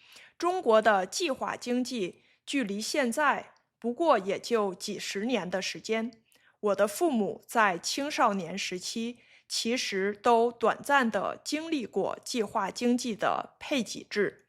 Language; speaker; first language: Chinese; native; Chinese